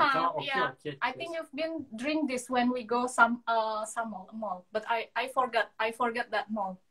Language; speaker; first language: English; non-native, learner; Indonesian